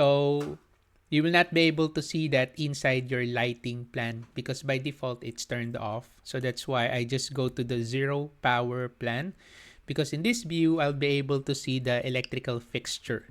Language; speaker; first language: English; non-native, local second language; Filipino